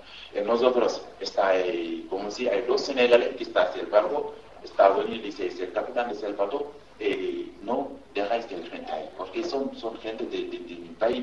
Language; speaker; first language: Spanish; non-native, learner; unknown